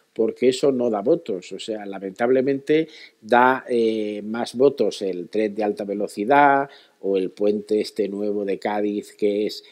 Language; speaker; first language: Spanish; native; Spanish